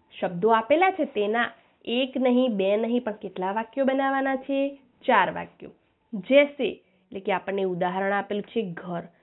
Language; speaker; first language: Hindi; non-native, local second language; Gujarati